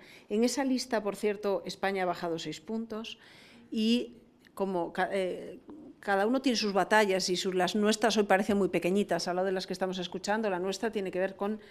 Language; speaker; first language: Spanish; native; Spanish